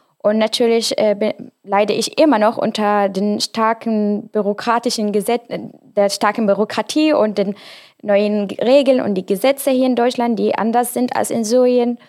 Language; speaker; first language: German; non-native, fluent; Arabic